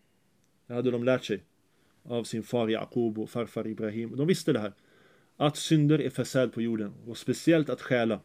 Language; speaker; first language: Swedish; early bilingual, other home language; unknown